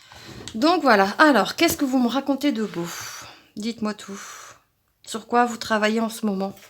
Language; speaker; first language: French; native; French